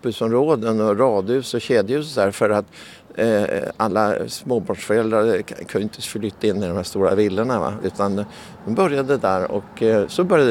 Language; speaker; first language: Swedish; native; Swedish